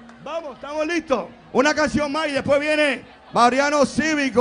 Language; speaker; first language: Spanish; native; Spanish